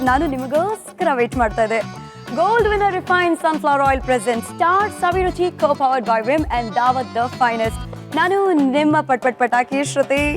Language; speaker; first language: Kannada; native; Kannada